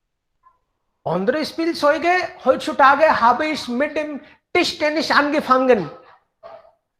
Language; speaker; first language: German; non-native, fluent; Hindi